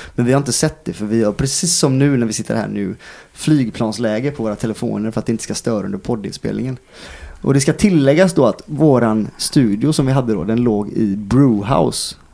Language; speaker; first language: Swedish; native; Swedish